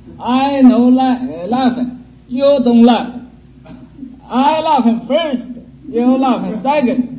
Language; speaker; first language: English; non-native, learner; Chinese